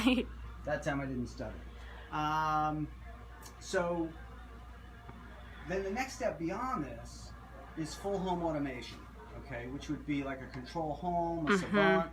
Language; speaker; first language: English; native; English